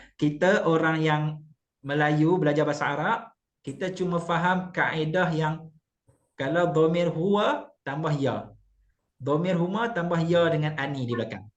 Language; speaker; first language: Malay; native; Malay